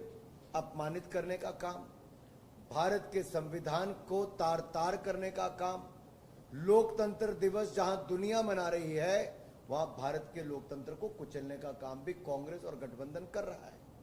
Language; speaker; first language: Hindi; native; Hindi